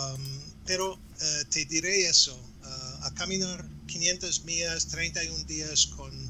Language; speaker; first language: Spanish; non-native, fluent; English